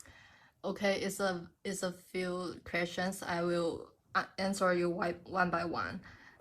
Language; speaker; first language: English; non-native, learner; Chinese